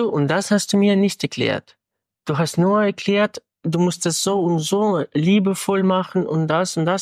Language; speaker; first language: German; non-native, fluent; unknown